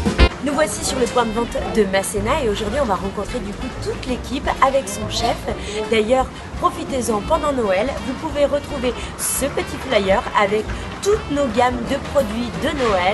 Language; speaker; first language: French; native; French